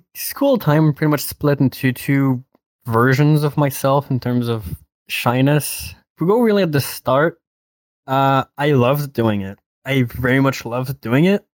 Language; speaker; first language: English; non-native, fluent; French